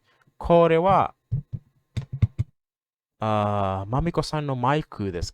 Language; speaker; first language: Japanese; non-native, learner; English